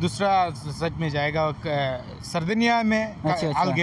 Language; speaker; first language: Hindi; non-native, learner; Bangla